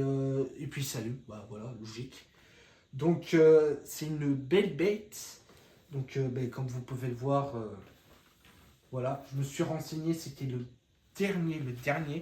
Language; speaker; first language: French; native; French